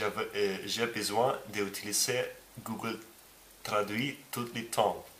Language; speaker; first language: French; non-native, learner; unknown